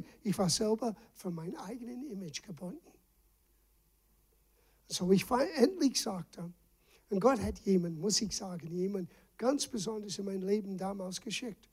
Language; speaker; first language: German; non-native, fluent; English